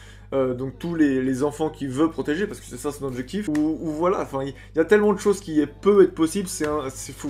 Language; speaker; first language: French; native; French